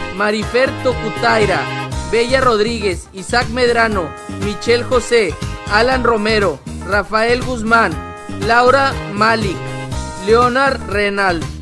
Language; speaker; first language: Spanish; native; Spanish